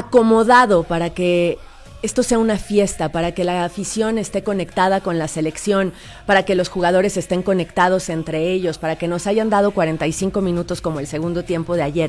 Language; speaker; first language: Spanish; native; Spanish